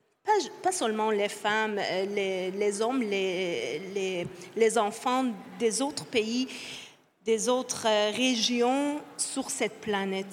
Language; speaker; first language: French; non-native, fluent; Persian